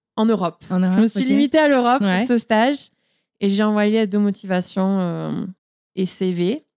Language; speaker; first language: French; native; French